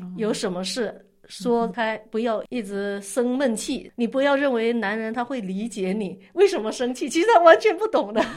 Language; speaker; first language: Chinese; non-native, local second language; Min Nan Chinese